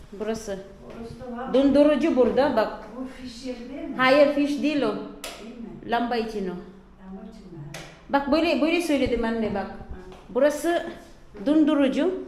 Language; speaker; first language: Turkish; non-native, learner; Filipino